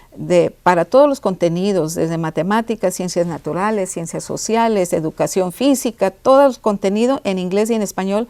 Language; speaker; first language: Spanish; early bilingual, heritage; Spanish